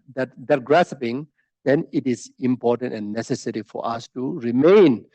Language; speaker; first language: English; non-native, fluent; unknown